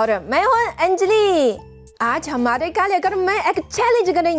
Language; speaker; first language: Hindi; non-native, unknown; Chinese